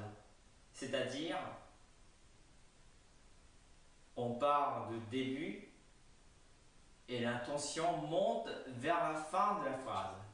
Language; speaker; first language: French; non-native, fluent; Japanese